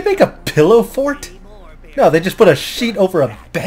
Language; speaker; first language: English; native; English